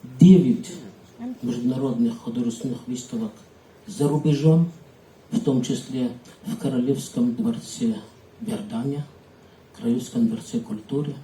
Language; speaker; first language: Russian; non-native, fluent; Arabic